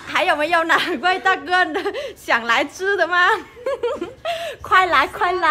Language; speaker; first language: Chinese; non-native, learner; Vietnamese